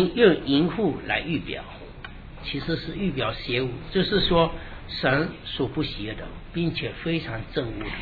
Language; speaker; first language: Chinese; native; Chinese